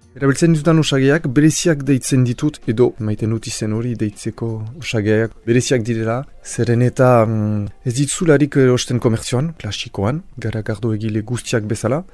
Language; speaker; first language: Basque; non-native, local second language; French